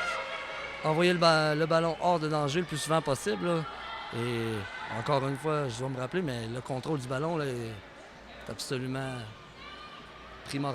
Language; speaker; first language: French; native; French